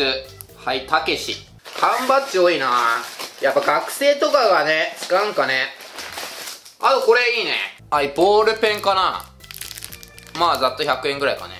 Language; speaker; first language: Japanese; native; Japanese